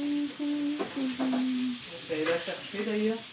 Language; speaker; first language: French; native; French